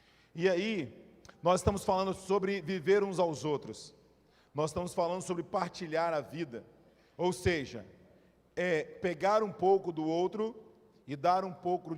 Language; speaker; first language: Portuguese; native; Portuguese